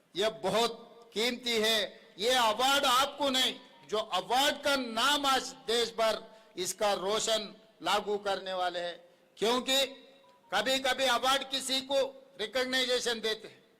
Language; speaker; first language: Hindi; non-native, local second language; Telugu